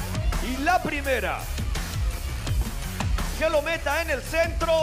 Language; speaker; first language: Spanish; native; Spanish